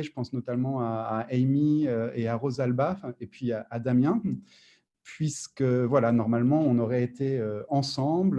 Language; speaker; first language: French; native; French